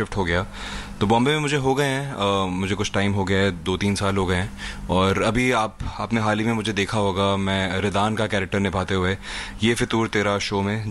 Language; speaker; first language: Hindi; native; Hindi